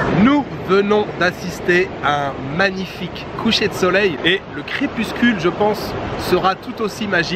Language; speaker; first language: French; native; French